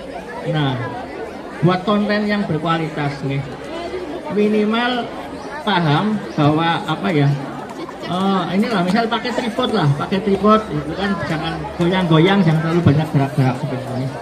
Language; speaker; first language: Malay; non-native, local second language; Javanese